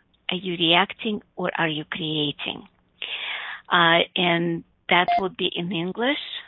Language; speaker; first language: English; non-native, fluent; Russian